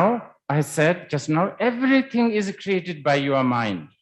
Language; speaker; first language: English; non-native, fluent; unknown